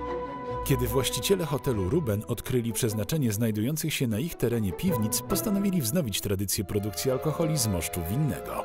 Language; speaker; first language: Polish; native; Polish